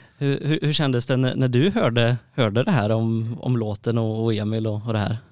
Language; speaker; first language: Swedish; native; Swedish